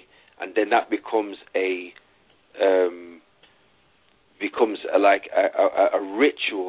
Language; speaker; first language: English; native; English